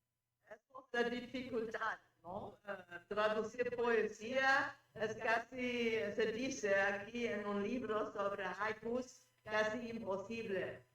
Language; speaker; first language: Spanish; non-native, fluent; German